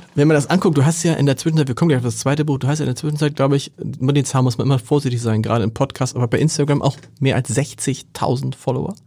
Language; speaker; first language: German; native; German